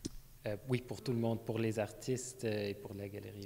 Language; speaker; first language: French; non-native, fluent; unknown